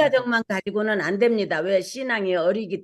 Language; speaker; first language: Korean; native; Korean